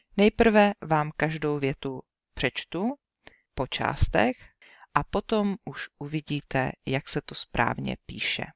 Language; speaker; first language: Czech; native; Czech